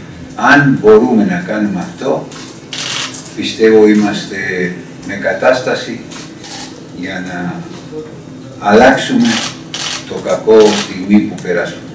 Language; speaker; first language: Greek; non-native, learner; Spanish